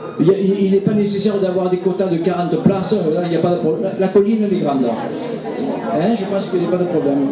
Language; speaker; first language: French; native; French